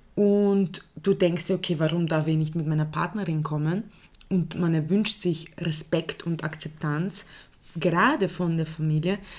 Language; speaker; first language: German; early bilingual, other home language; Croatian